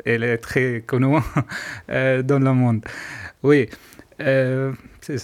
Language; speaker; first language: French; non-native, learner; Arabic